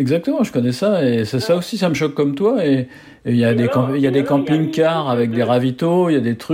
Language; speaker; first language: French; native; French